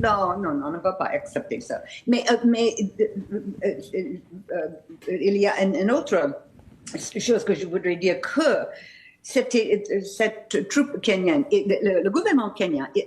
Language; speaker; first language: French; non-native, fluent; English